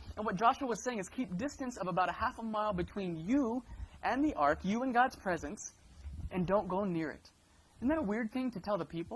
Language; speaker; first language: English; native; English